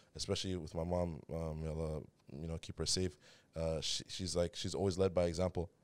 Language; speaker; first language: English; native; English